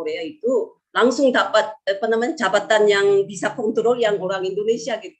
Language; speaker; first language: Indonesian; non-native, fluent; Korean